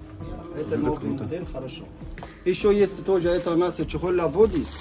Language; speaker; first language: Russian; non-native, learner; Arabic